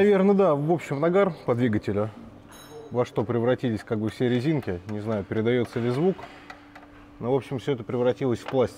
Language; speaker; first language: Russian; native; Russian